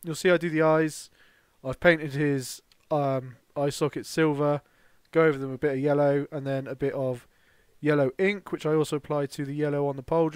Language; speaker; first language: English; native; English